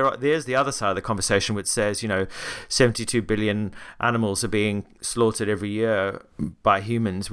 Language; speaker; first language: English; native; English